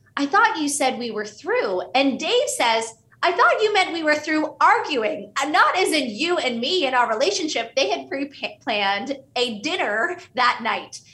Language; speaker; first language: English; early bilingual, other home language; Hindi